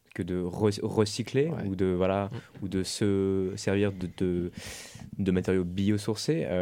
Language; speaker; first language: French; non-native, fluent; German